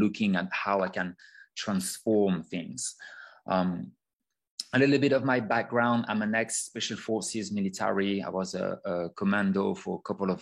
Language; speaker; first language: English; non-native, fluent; French